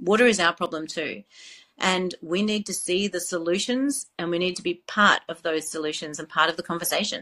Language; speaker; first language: English; native; English